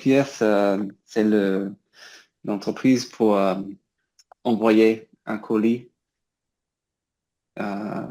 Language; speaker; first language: French; non-native, learner; English